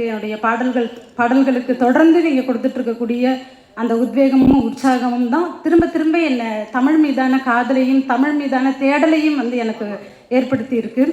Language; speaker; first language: Tamil; native; Tamil